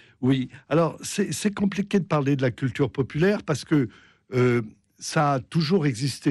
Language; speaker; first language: French; native; French